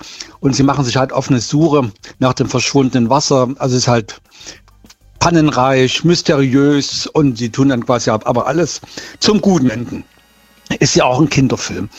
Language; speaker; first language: German; native; German